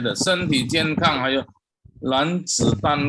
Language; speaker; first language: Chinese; early bilingual, heritage; Chinese